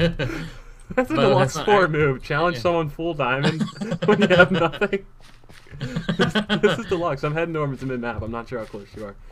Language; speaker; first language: English; native; English